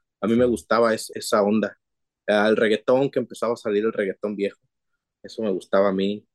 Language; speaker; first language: Spanish; native; Spanish